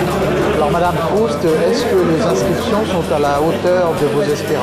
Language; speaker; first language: French; native; French